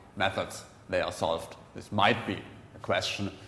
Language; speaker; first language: English; non-native, fluent; German